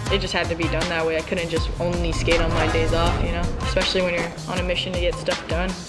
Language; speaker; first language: English; native; English